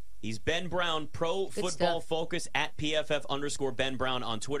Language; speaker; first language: English; native; English